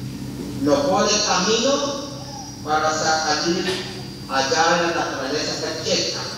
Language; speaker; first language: Spanish; non-native, local second language; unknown